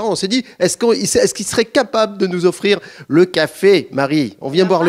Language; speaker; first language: French; native; French